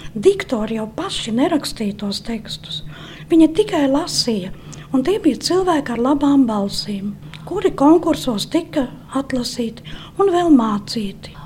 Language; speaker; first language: Latvian; native; Latvian